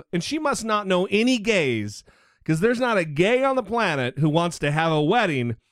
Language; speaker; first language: English; native; English